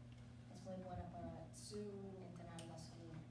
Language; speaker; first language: Spanish; non-native, learner; English